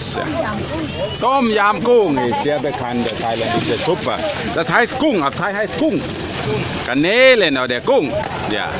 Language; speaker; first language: German; non-native, learner; Thai